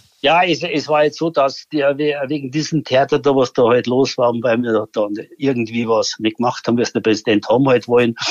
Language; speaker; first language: German; native; German